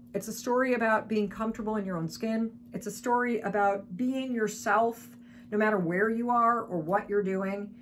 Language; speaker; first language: English; native; English